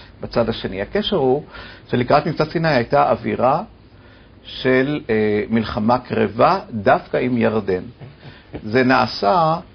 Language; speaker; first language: Hebrew; native; Hebrew